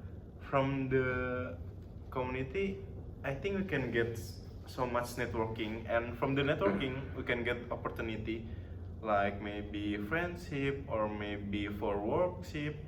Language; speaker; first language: English; non-native, learner; Indonesian